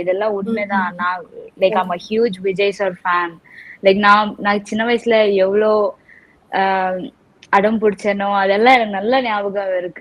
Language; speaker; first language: Tamil; non-native, local second language; Telugu